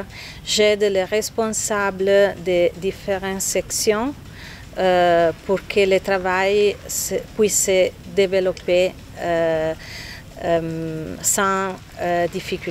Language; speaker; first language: French; non-native, fluent; Italian